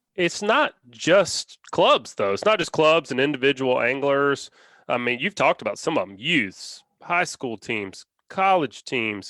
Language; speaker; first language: English; native; English